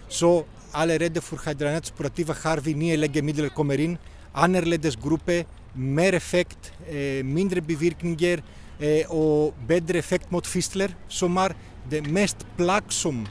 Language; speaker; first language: Norwegian; non-native, fluent; Greek